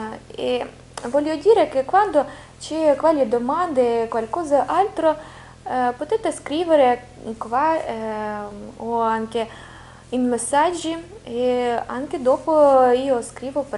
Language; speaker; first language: Italian; non-native, learner; Russian